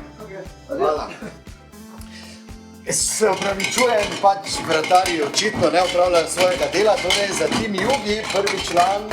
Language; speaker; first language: Slovenian; native; Slovenian